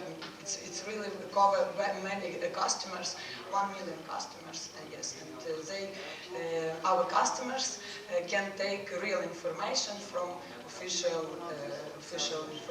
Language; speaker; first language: English; non-native, learner; Ukrainian